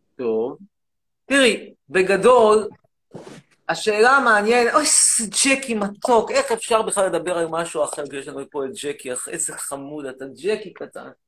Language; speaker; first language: Hebrew; native; Hebrew